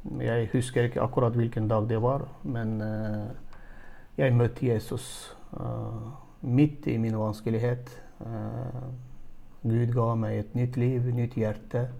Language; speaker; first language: Norwegian; non-native, fluent; Turkmen